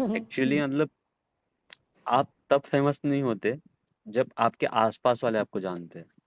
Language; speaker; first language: Hindi; non-native, local second language; Marathi